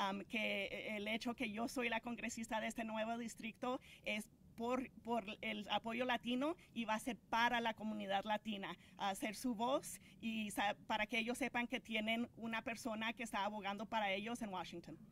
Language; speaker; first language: Spanish; early bilingual, heritage; Spanish